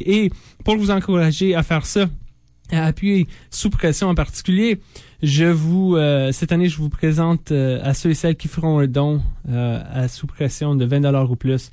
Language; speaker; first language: French; native; French